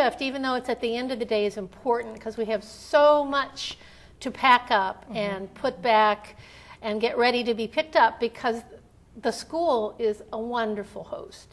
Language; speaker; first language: English; native; English